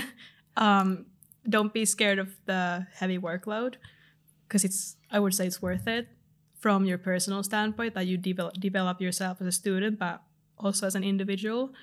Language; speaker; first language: English; non-native, fluent; Finnish